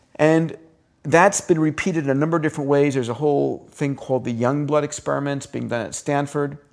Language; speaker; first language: English; early bilingual, other home language; Greek